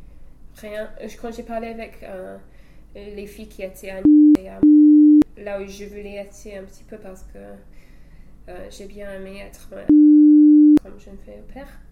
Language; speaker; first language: French; non-native, fluent; English